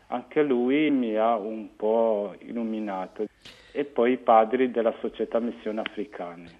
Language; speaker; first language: Italian; non-native, fluent; Kinyarwanda